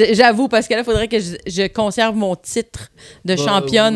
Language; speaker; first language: French; native; French